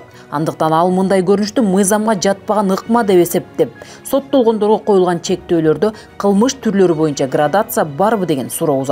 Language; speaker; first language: Kyrgyz; native; Kyrgyz